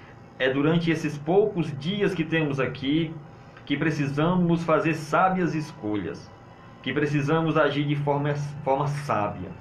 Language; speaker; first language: Portuguese; native; Portuguese